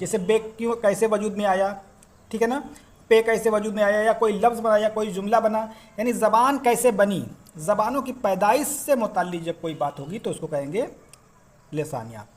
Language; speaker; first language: Hindi; native; Hindi